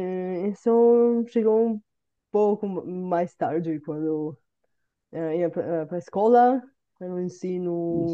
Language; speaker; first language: Portuguese; non-native, fluent; Bulgarian